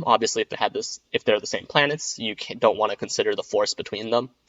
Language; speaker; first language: English; native; English